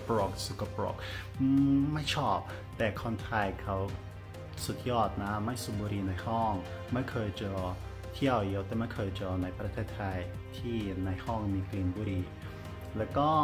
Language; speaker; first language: Thai; non-native, fluent; Russian